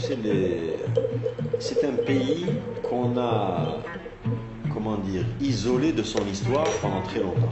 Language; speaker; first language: French; non-native, local second language; Arabic